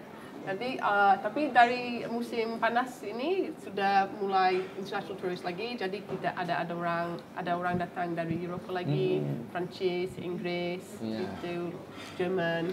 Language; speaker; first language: Indonesian; non-native, fluent; English